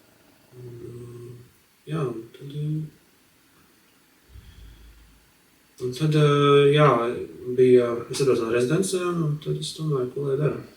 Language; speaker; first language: Latvian; native; Latvian